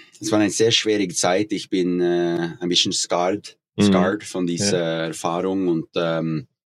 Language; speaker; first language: German; non-native, learner; Norwegian